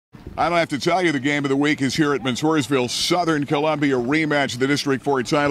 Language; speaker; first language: English; native; English